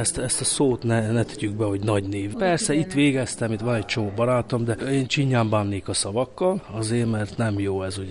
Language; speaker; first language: Hungarian; native; Hungarian